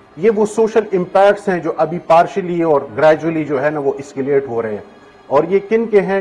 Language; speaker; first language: Urdu; non-native, local second language; Pashto